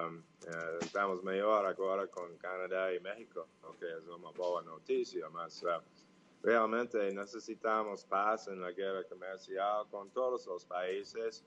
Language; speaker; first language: Portuguese; non-native, fluent; English